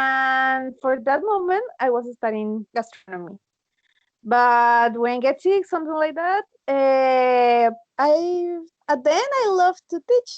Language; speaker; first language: English; non-native, learner; Spanish